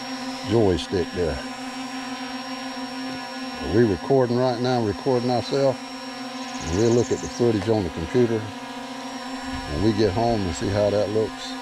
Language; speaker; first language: English; native; English